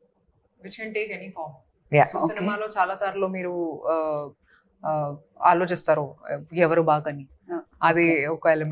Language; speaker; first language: Telugu; non-native, fluent; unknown